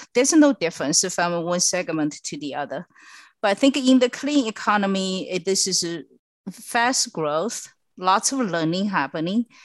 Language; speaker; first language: English; non-native, fluent; Chinese